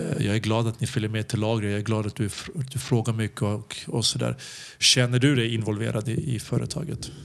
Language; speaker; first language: Swedish; early bilingual, other home language; Serbian